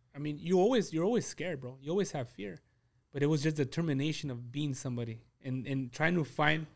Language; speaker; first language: English; early bilingual, other home language; Spanish